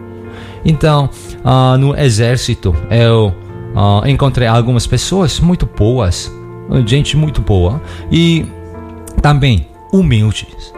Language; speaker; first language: Portuguese; non-native, learner; Korean